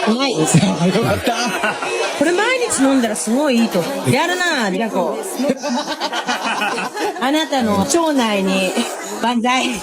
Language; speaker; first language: Japanese; native; Japanese